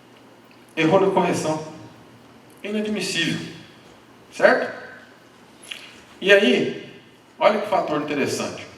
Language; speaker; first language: Portuguese; native; Portuguese